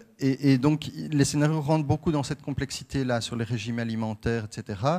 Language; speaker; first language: French; native; French